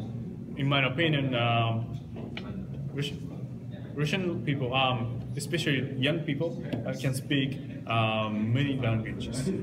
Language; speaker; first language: English; non-native, learner; Japanese